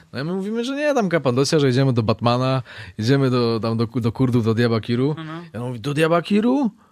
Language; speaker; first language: Polish; native; Polish